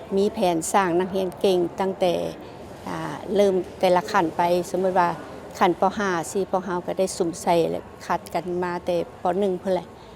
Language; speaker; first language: Lao; native; Lao